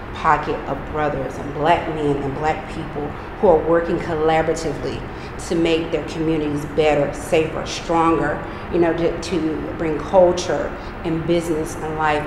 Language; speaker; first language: English; native; English